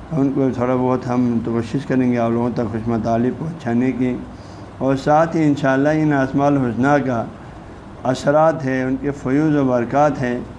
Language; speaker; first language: Urdu; non-native, local second language; Balti